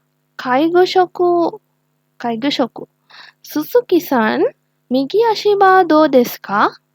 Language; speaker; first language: Japanese; non-native, learner; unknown